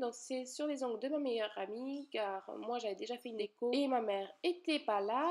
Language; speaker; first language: French; native; French